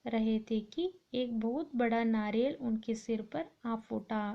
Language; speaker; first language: Hindi; non-native, local second language; Kannada